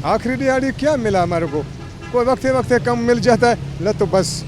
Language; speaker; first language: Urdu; non-native, local second language; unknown